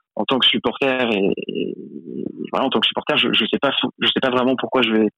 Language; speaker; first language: French; native; French